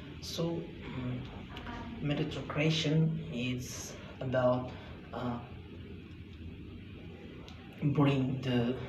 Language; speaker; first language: English; non-native, learner; Indonesian